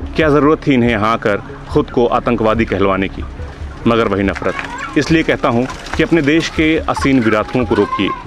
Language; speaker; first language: Hindi; native; Hindi